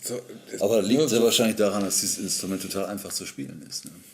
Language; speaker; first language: German; native; German